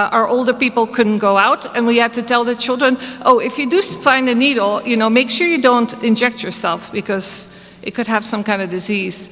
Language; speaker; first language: English; non-native, fluent; Dutch